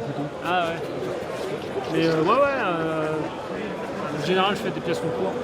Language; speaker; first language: French; native; French